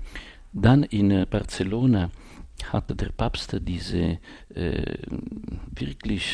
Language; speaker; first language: German; non-native, fluent; Italian